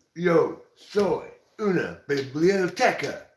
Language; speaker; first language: Spanish; non-native, learner; English